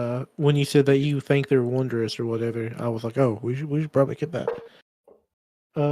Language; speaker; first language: English; native; English